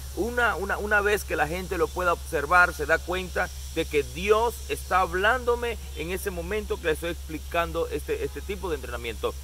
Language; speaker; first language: Spanish; native; Spanish